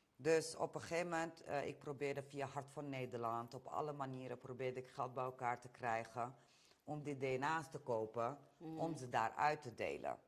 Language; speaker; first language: Dutch; early bilingual, other home language; Romany